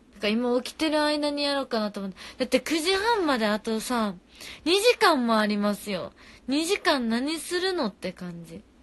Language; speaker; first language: Japanese; native; Japanese